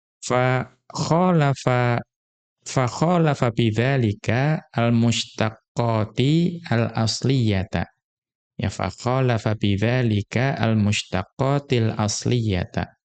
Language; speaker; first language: Arabic; non-native, fluent; Indonesian